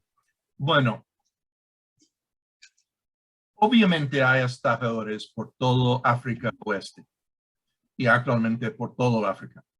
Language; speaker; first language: Spanish; non-native, fluent; English